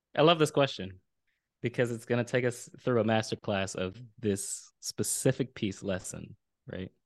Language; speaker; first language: English; early bilingual, other home language; Haitian Creole